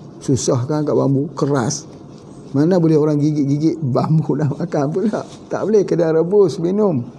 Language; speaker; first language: Malay; native; Malay